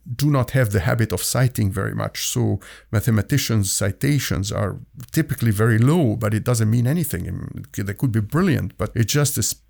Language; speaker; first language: English; non-native, fluent; Arabic